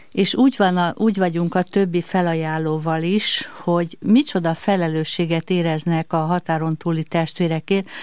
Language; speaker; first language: Hungarian; native; Hungarian